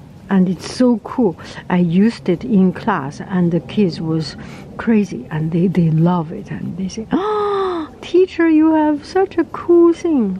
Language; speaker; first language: English; non-native, fluent; Chinese